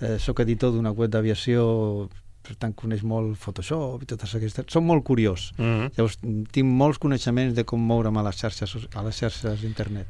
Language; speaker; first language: Catalan; non-native, local second language; Spanish